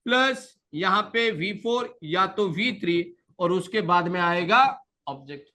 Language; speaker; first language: Hindi; non-native, local second language; Marathi